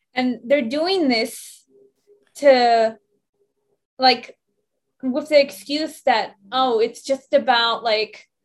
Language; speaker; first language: English; non-native, fluent; Persian